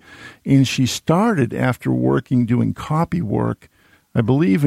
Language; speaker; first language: English; native; English